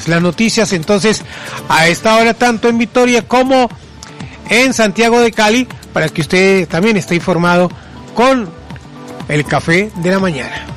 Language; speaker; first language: Spanish; native; Spanish